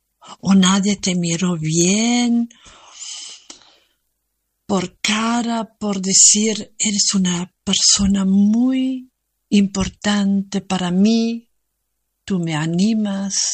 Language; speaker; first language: Spanish; non-native, learner; German